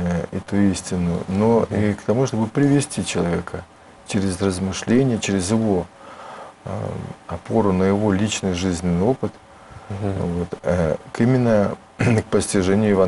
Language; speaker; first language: Russian; native; Russian